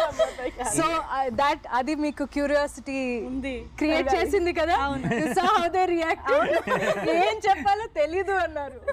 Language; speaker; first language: Telugu; non-native, fluent; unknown